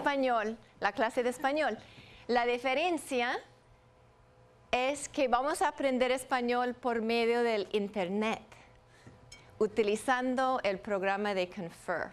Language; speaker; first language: Spanish; non-native, fluent; English